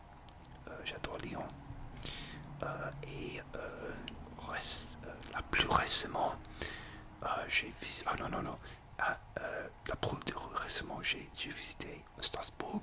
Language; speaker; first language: French; non-native, learner; English